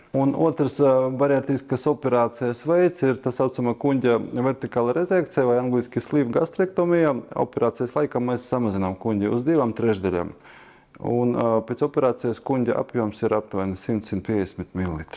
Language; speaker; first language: Latvian; non-native, local second language; Russian